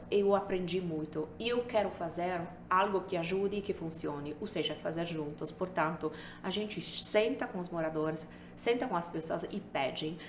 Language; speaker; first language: Portuguese; non-native, fluent; Italian